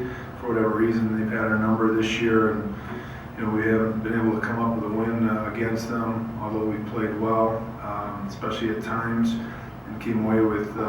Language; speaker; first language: English; native; English